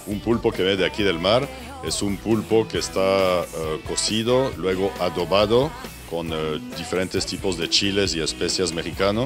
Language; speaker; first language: Spanish; non-native, fluent; French